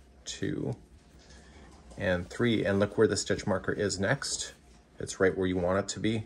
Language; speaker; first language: English; native; English